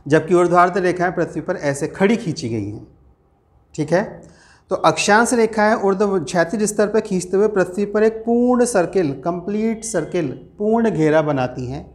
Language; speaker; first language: Hindi; native; Hindi